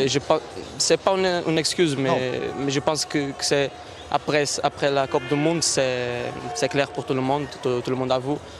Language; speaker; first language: French; non-native, learner; Portuguese